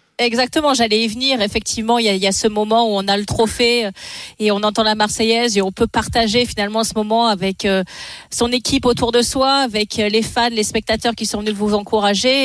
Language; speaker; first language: French; native; French